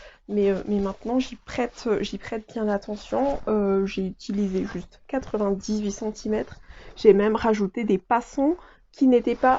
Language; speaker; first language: French; native; French